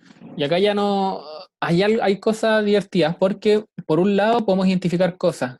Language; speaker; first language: Spanish; native; Spanish